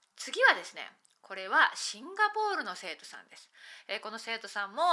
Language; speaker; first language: Japanese; native; Japanese